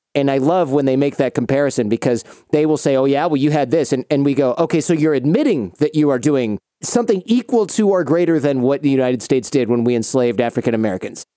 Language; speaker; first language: English; native; English